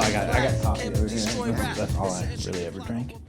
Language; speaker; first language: English; native; English